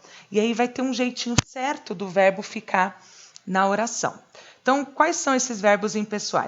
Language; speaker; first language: Portuguese; native; Portuguese